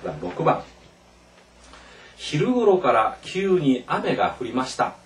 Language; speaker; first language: Japanese; non-native, fluent; Korean